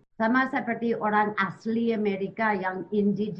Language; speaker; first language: Indonesian; non-native, learner; English